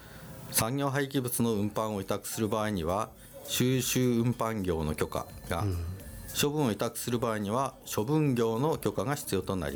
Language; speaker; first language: Japanese; native; Japanese